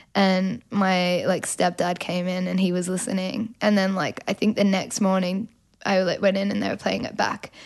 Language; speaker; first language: English; native; English